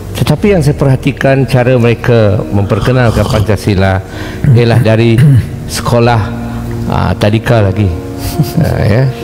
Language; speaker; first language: Malay; native; Malay